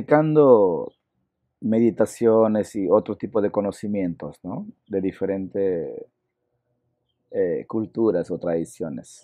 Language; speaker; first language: Spanish; non-native, local second language; Shipibo-Conibo